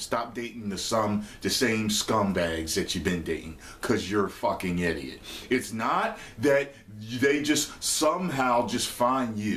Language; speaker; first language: English; native; English